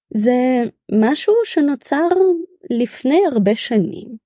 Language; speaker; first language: Hebrew; early bilingual, other home language; Russian